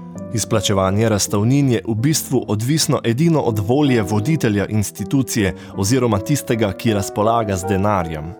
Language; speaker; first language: Slovenian; native; Slovenian